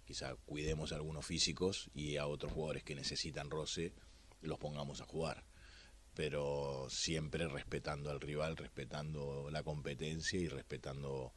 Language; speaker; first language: Spanish; native; Spanish